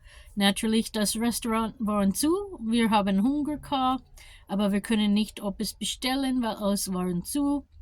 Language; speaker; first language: German; non-native, learner; English